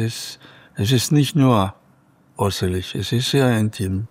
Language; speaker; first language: German; non-native, fluent; Catalan